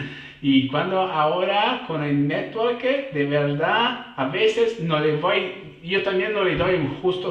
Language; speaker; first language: Spanish; non-native, fluent; Italian